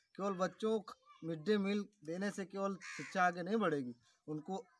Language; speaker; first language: Hindi; native; Hindi